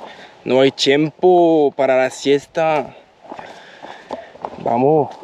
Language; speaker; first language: Spanish; non-native, learner; French